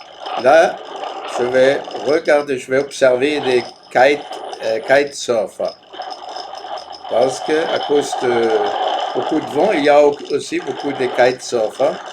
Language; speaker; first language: French; non-native, fluent; German